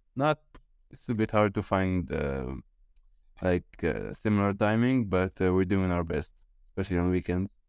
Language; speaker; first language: English; non-native, fluent; Arabic